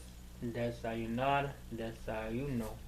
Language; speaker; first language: Spanish; non-native, learner; English